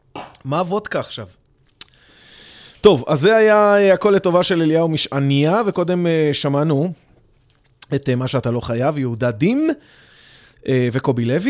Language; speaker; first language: Hebrew; native; Hebrew